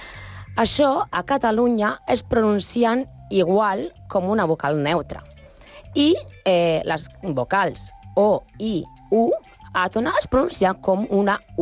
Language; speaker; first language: Catalan; non-native, learner; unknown